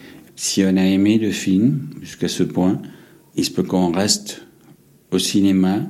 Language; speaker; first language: French; non-native, fluent; English